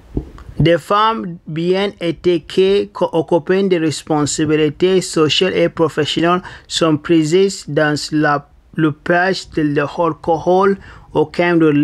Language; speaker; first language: French; non-native, learner; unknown